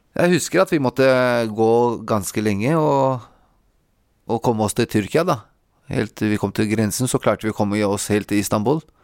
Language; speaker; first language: Norwegian; early bilingual, other home language; Kurdish